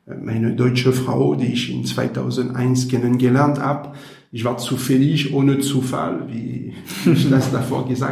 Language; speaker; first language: German; non-native, learner; French